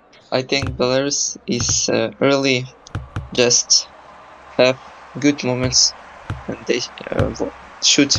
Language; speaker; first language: English; non-native, learner; Russian